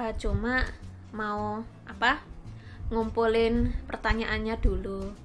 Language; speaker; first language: Indonesian; non-native, fluent; Japanese